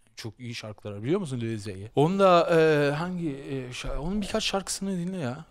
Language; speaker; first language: Turkish; early bilingual, heritage; Turkish